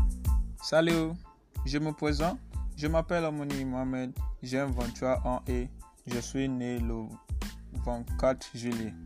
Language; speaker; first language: French; non-native, learner; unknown